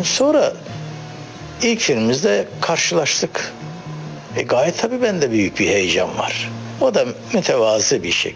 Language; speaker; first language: Turkish; native; Turkish